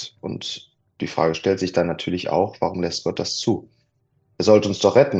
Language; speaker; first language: German; native; German